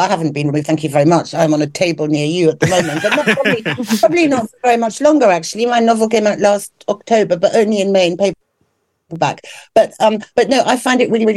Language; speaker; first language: English; native; English